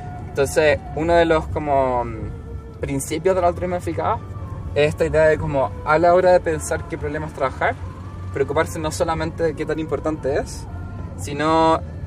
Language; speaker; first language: Spanish; native; Spanish